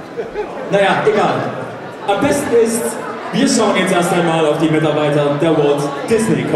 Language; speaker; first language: German; native; German